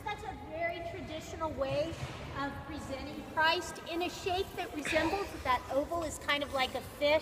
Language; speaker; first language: English; native; English